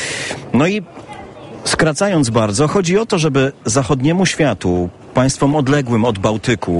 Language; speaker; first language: Polish; native; Polish